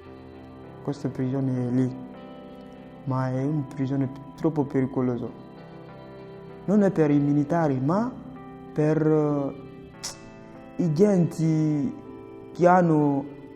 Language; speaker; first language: Italian; non-native, learner; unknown